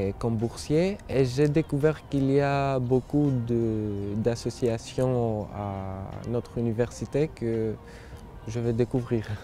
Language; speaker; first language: French; non-native, fluent; Greek